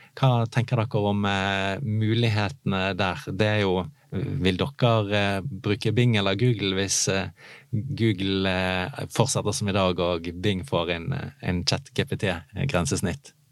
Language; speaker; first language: Norwegian; native; Norwegian